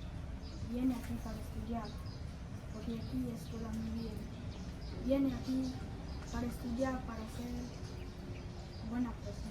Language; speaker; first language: Spanish; non-native, learner; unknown